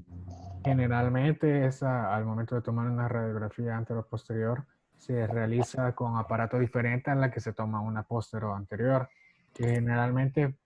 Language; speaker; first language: Spanish; native; Spanish